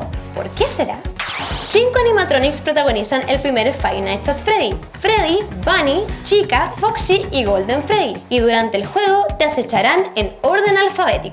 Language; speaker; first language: Spanish; native; Spanish